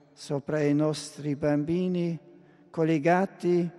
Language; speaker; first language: Italian; non-native, fluent; German